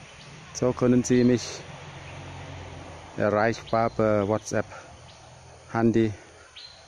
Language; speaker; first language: German; non-native, learner; Thai